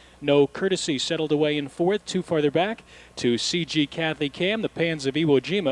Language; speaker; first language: English; native; English